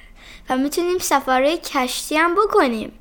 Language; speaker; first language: Persian; native; Persian